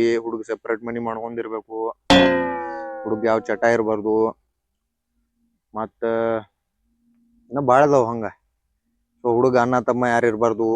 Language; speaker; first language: Kannada; native; Kannada